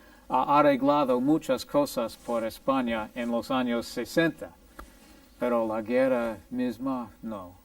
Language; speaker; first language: Spanish; non-native, fluent; English